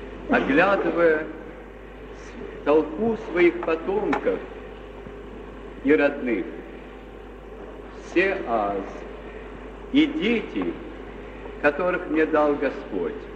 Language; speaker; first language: Russian; native; Russian